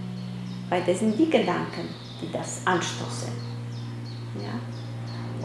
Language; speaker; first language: German; non-native, fluent; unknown